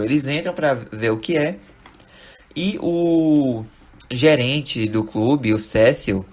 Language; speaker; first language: Portuguese; native; Portuguese